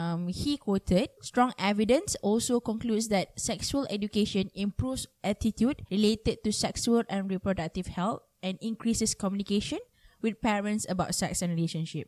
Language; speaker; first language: English; non-native, local second language; Malay